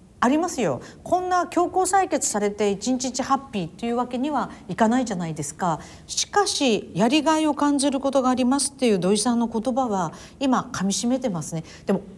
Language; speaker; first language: Japanese; native; Japanese